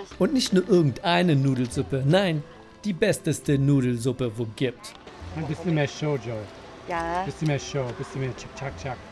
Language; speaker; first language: German; native; German